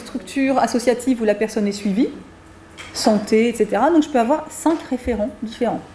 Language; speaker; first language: French; native; French